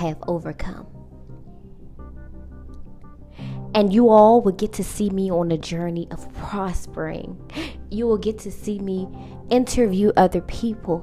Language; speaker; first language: English; native; English